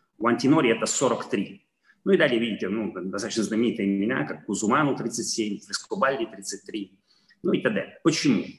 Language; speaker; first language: Russian; non-native, fluent; Italian